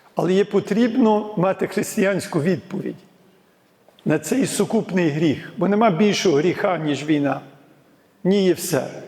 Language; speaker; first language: Ukrainian; early bilingual, heritage; Ukrainian